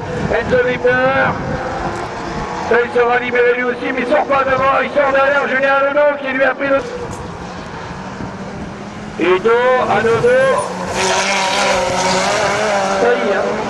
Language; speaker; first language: French; native; French